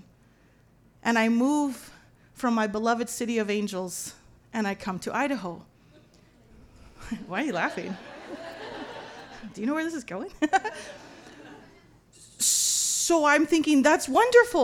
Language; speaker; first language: English; native; English